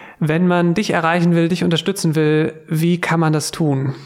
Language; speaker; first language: German; native; German